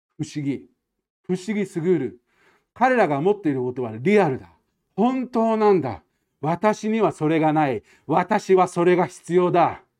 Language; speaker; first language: Japanese; non-native, fluent; English